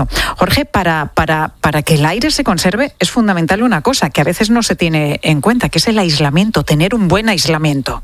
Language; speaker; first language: Spanish; native; Spanish